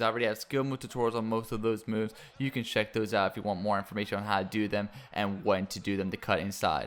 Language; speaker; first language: English; native; English